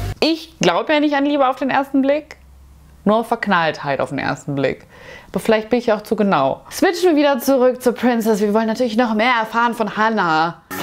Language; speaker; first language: German; native; German